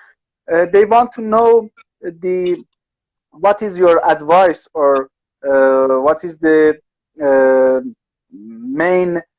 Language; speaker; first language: English; non-native, learner; Persian